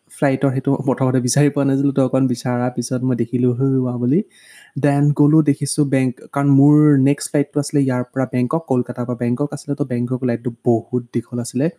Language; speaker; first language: Assamese; native; Assamese